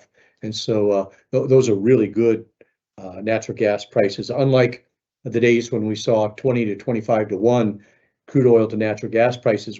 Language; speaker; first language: English; native; English